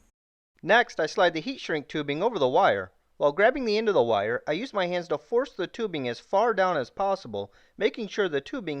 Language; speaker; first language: English; native; English